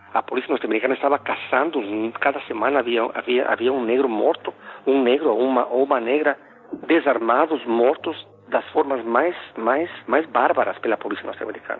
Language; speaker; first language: Portuguese; non-native, fluent; Spanish